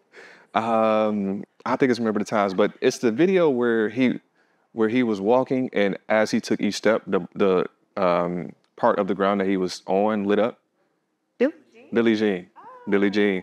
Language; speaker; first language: English; native; English